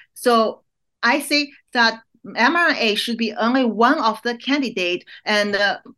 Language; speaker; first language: English; non-native, fluent; Chinese